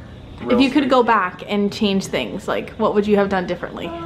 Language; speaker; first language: English; native; English